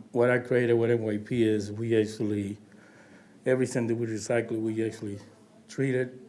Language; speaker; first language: English; non-native, learner; Spanish